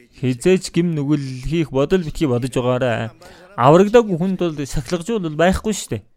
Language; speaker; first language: Mongolian; non-native, fluent; Korean